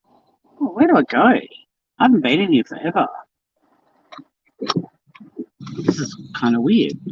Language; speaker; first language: English; native; English